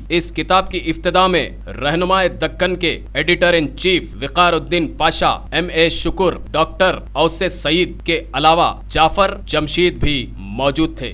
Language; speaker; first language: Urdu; native; Urdu